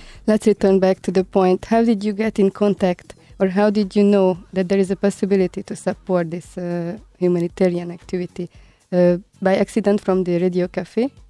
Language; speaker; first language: English; non-native, fluent; Hungarian